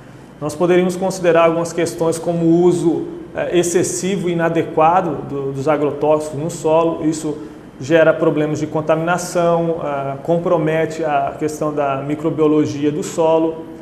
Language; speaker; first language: Portuguese; native; Portuguese